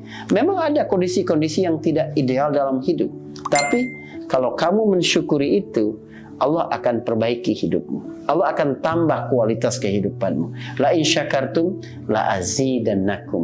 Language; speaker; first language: Indonesian; native; Indonesian